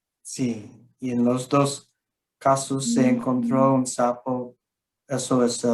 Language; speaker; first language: Spanish; non-native, learner; English